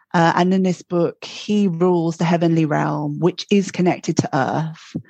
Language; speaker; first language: English; native; English